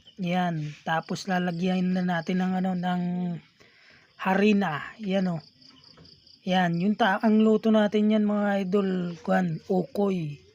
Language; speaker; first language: Filipino; non-native, local second language; Bikol